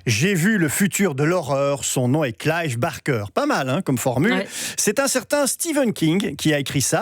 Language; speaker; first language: French; native; French